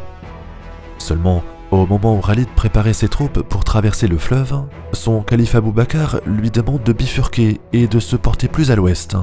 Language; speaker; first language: French; native; French